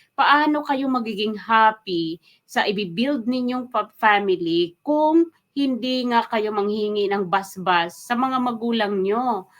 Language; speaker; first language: Filipino; non-native, local second language; Waray